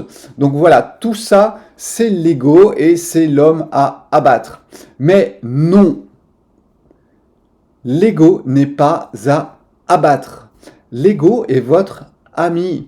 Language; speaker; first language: French; native; French